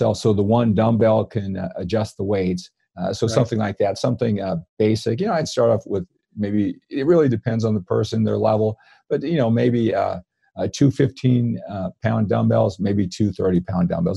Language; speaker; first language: English; native; English